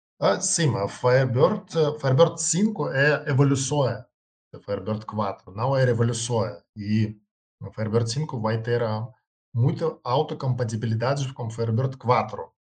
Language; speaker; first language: Portuguese; non-native, learner; Russian